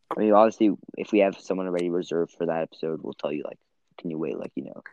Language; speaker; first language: English; early bilingual, other home language; Italian